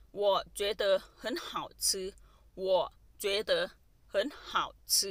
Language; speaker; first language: Chinese; non-native, fluent; Thai